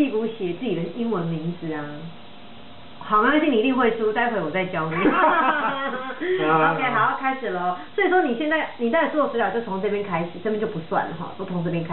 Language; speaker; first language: Chinese; native; Chinese